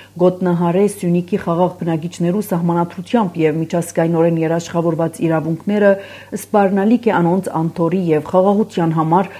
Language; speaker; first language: Armenian; early bilingual, heritage; Armenian